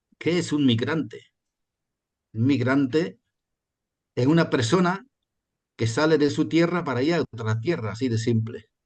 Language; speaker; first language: Spanish; non-native, fluent; German